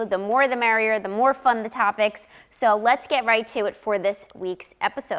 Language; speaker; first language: English; native; English